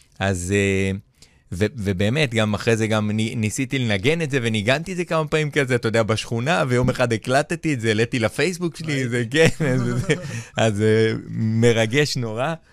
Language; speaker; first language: Hebrew; native; Hebrew